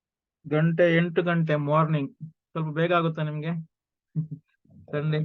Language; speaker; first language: Kannada; non-native, local second language; Tulu